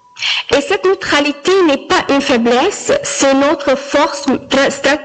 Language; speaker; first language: French; non-native, local second language; Arabic